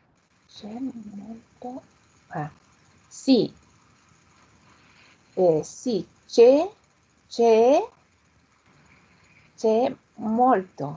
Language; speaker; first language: Italian; non-native, learner; Spanish